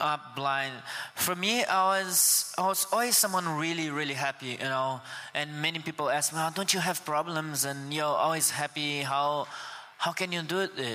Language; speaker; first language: English; non-native, fluent; Portuguese